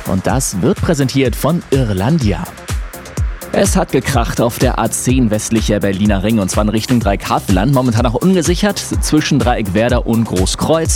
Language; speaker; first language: German; native; German